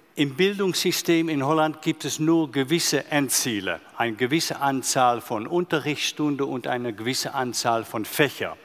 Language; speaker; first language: German; non-native, fluent; Dutch